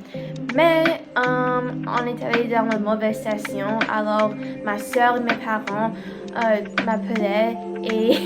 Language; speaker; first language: French; non-native, learner; English